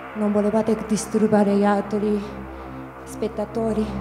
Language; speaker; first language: English; non-native, fluent; Japanese